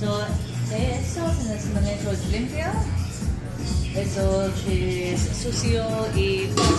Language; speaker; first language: Spanish; non-native, learner; English